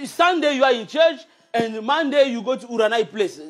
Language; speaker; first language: English; non-native, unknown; Lingala